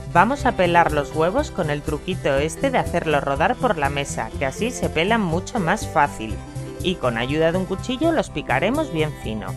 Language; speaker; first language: Spanish; native; Spanish